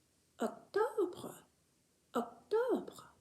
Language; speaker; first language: French; non-native, fluent; English